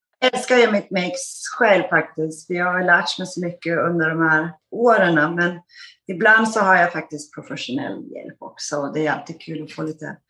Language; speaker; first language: Swedish; native; Swedish